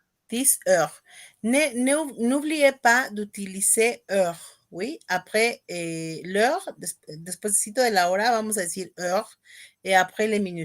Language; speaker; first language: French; non-native, fluent; Spanish